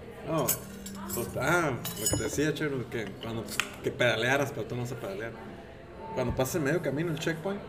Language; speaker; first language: Spanish; native; Spanish